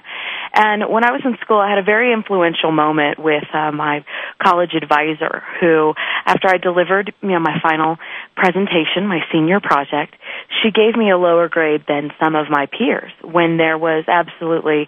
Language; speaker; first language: English; native; English